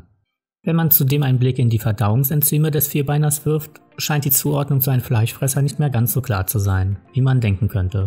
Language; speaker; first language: German; native; German